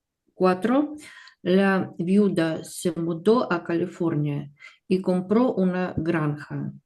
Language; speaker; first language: Spanish; non-native, learner; Russian